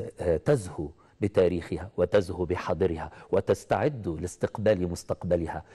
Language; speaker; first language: Arabic; native; Arabic